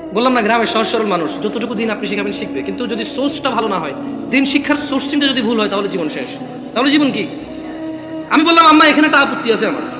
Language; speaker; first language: Bangla; early bilingual, heritage; Bangla